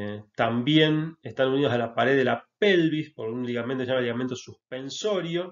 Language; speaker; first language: Spanish; native; Spanish